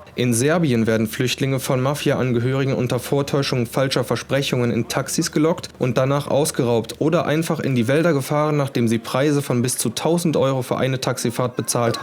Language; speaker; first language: German; native; German